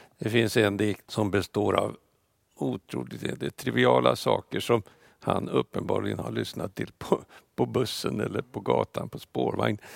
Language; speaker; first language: Swedish; non-native, fluent; Russian